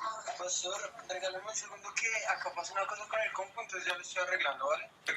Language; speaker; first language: Spanish; native; Spanish